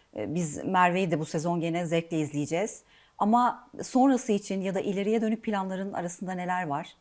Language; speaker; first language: Turkish; native; Turkish